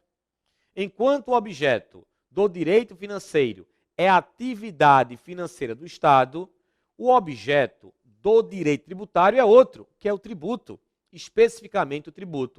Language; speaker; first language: Portuguese; native; Portuguese